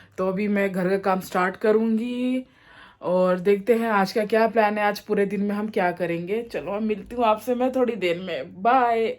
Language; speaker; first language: Hindi; non-native, local second language; Mizo